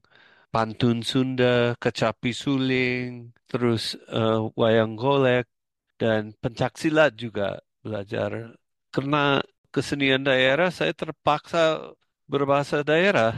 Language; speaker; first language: Indonesian; non-native, fluent; English